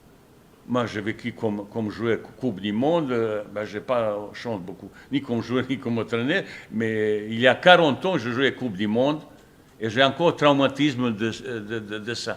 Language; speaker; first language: French; non-native, fluent; Bosnian